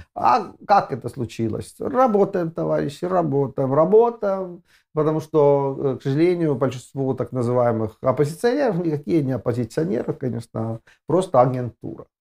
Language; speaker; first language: Russian; non-native, fluent; Estonian